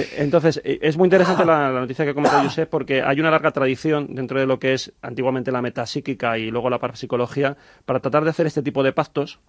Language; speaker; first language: Spanish; native; Spanish